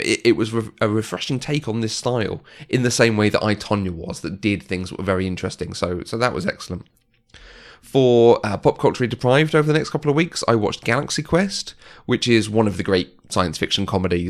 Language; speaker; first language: English; native; English